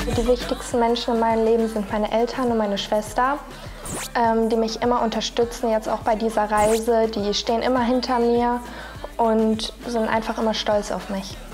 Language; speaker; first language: German; native; German